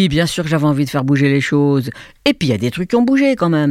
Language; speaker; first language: French; native; French